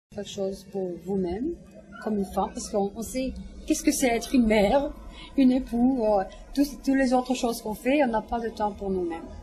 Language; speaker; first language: French; non-native, fluent; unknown